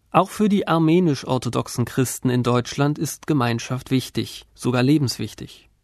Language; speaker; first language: German; native; German